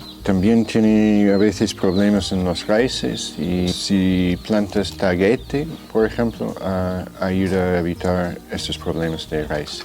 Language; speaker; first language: Spanish; non-native, fluent; English